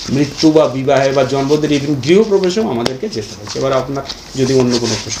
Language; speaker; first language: Bangla; native; Bangla